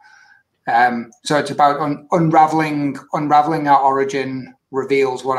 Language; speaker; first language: English; native; English